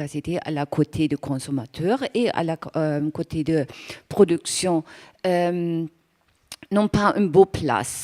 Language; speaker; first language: French; non-native, fluent; German